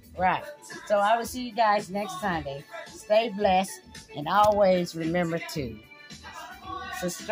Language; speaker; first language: English; native; English